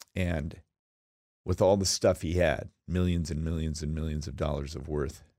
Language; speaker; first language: English; native; English